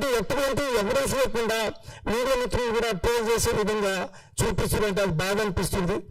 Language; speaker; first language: Telugu; non-native, local second language; Lambadi